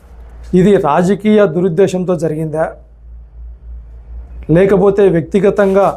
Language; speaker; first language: Telugu; native; Telugu